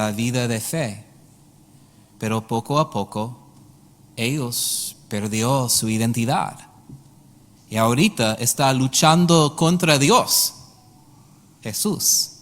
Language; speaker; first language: Spanish; non-native, learner; English